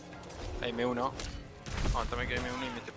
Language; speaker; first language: Spanish; native; Spanish